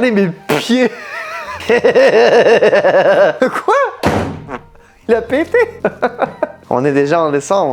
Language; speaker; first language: French; native; French